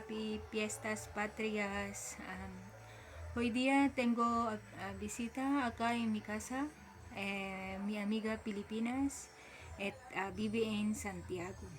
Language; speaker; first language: Spanish; non-native, learner; Filipino